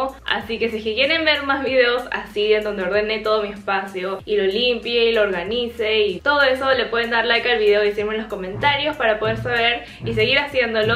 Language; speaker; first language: Spanish; native; Spanish